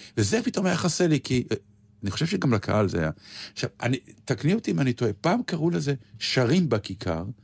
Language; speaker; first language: Hebrew; native; Hebrew